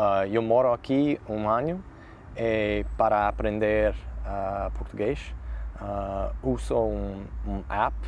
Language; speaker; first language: Portuguese; non-native, learner; English